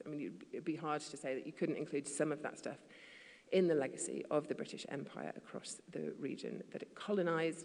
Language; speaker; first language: English; native; English